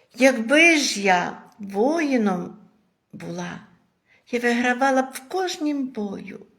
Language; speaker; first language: Ukrainian; native; Ukrainian